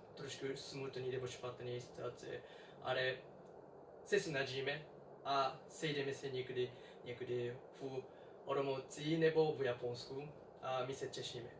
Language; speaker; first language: Czech; non-native, learner; Japanese